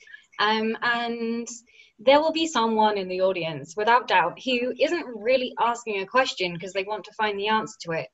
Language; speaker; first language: English; native; English